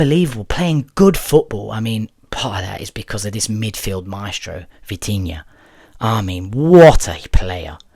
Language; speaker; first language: English; native; English